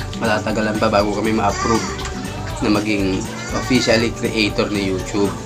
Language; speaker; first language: Filipino; non-native, local second language; Iloko